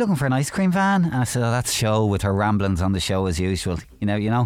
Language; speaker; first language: English; native; English